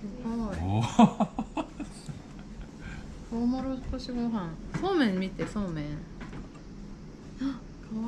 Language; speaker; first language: Japanese; non-native, fluent; Korean